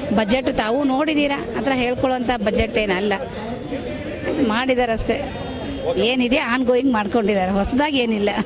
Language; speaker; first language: Kannada; non-native, local second language; Lambadi